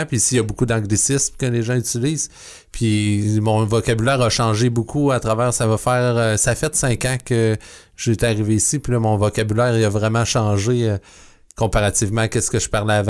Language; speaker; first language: French; native; French